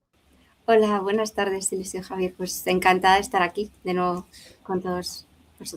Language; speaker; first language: Spanish; native; Spanish